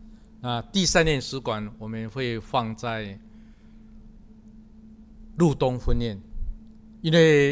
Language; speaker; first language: Chinese; non-native, local second language; Min Nan Chinese